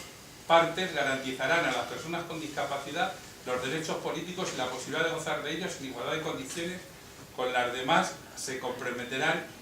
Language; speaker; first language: Spanish; native; Spanish